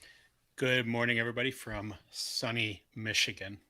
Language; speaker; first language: English; native; English